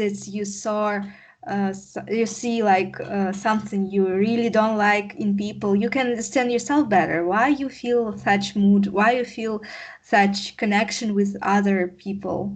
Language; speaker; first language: English; non-native, learner; Russian